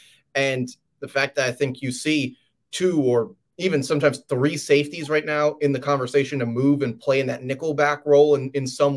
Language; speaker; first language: English; native; English